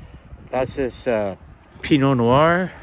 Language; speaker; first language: German; non-native, learner; English